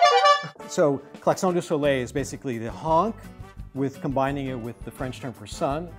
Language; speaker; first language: English; non-native, fluent; Arabic